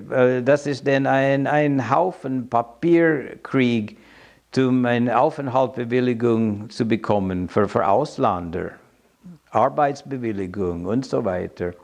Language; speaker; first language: German; non-native, fluent; English